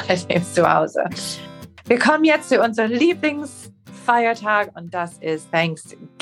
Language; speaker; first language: German; non-native, fluent; English